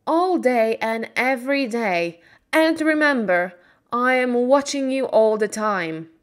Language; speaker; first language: English; non-native, fluent; Slovak